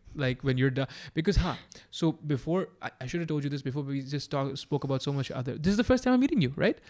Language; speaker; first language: English; non-native, local second language; Urdu